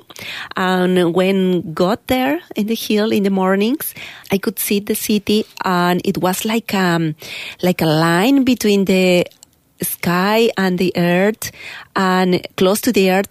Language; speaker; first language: English; non-native, learner; Spanish